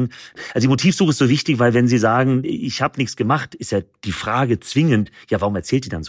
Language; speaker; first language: German; native; German